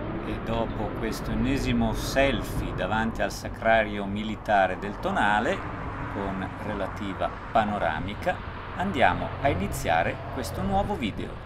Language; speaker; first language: Italian; native; Italian